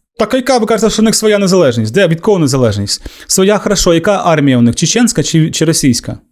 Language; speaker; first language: Ukrainian; native; Ukrainian